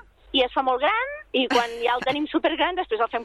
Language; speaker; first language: Catalan; native; Catalan